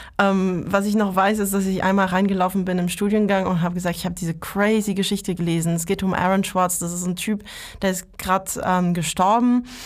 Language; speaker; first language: German; non-native, fluent; French